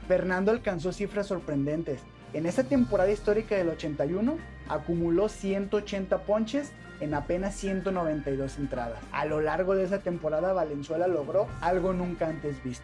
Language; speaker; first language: Spanish; native; Spanish